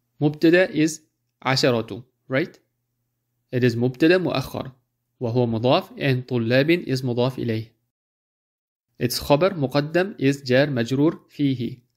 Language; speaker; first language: Arabic; non-native, fluent; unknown